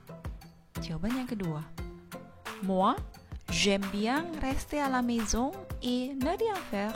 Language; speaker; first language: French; non-native, fluent; Indonesian